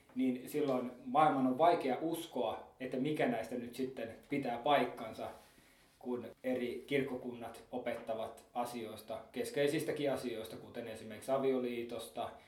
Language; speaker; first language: Finnish; native; Finnish